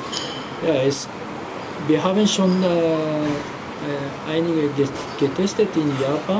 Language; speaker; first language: German; non-native, learner; Japanese